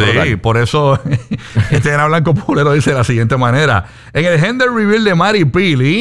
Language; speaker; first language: Spanish; native; Spanish